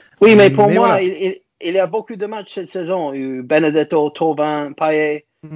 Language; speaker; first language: French; non-native, learner; English